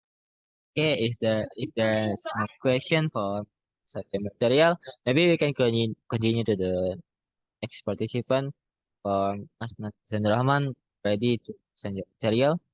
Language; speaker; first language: English; non-native, learner; Indonesian